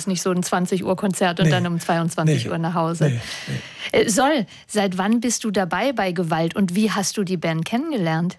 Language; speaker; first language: German; native; German